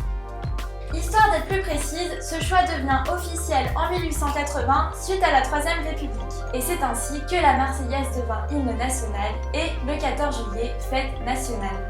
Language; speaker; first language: French; native; French